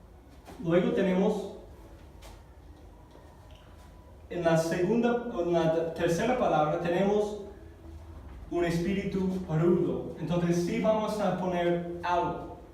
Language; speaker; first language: Spanish; non-native, fluent; English